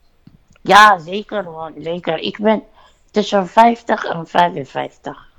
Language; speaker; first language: Dutch; non-native, learner; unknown